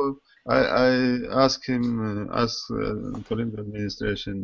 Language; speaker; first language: English; non-native, learner; Russian